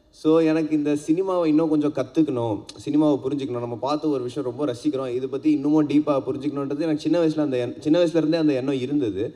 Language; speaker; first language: Tamil; native; Tamil